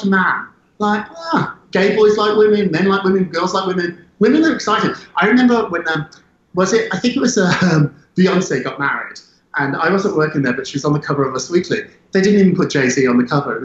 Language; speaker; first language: English; native; English